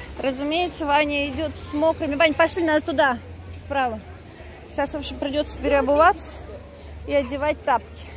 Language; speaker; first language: Russian; native; Russian